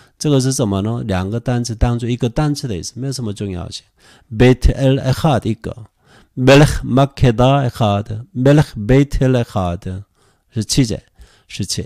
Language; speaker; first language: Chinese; non-native, fluent; Korean